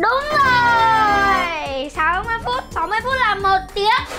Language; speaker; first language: Vietnamese; native; Vietnamese